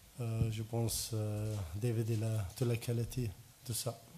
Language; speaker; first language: French; non-native, learner; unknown